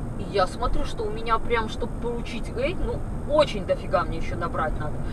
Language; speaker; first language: Russian; native; Russian